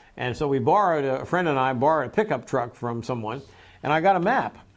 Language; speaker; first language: English; native; English